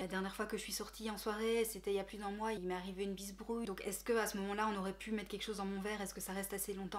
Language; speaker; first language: French; native; French